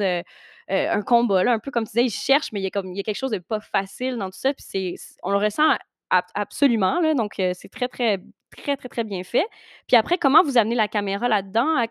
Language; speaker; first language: French; native; French